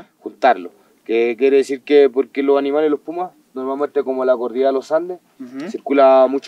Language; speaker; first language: Spanish; native; Spanish